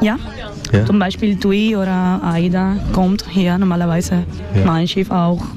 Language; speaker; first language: German; non-native, learner; Spanish